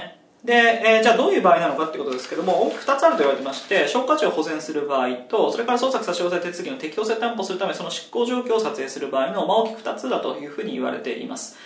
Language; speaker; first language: Japanese; native; Japanese